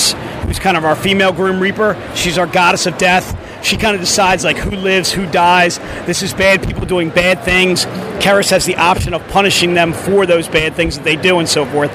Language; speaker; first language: English; native; English